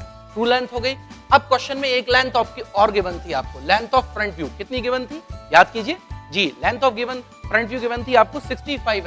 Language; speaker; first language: Hindi; native; Hindi